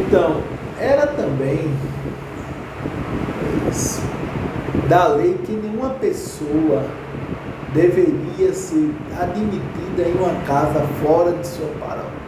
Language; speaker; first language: Portuguese; native; Portuguese